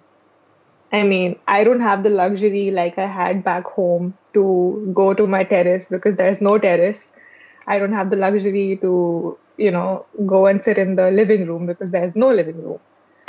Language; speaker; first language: English; non-native, local second language; Hindi